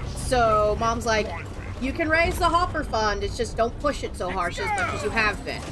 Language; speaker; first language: English; native; English